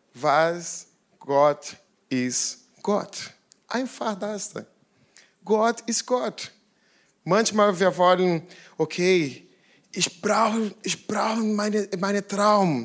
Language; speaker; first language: German; non-native, learner; Portuguese